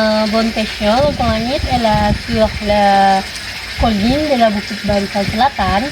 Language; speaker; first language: French; non-native, learner; Indonesian